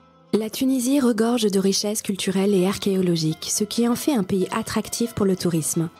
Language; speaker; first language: French; native; French